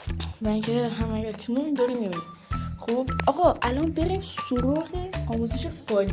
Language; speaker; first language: Persian; native; Persian